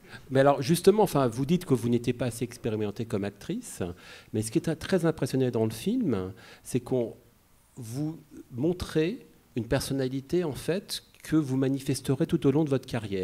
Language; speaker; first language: French; native; French